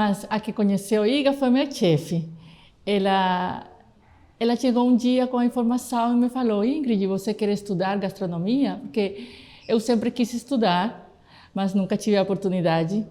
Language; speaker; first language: Portuguese; non-native, fluent; Spanish